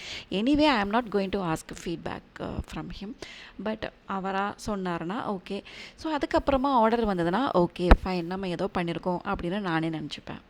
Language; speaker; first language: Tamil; native; Tamil